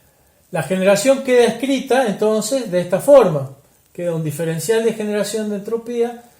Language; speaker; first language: Spanish; native; Spanish